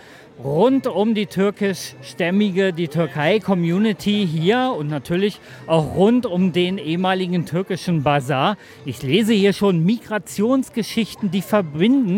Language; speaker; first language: German; native; German